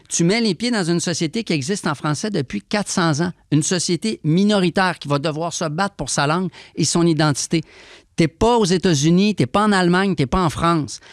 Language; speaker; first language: French; native; French